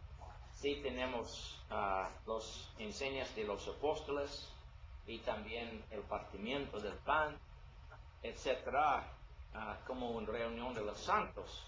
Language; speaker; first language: Spanish; non-native, learner; English